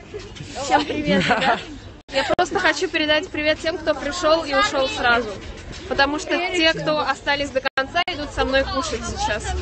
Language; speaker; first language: Russian; native; Russian